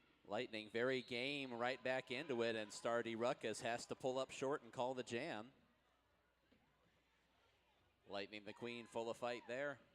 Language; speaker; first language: English; native; English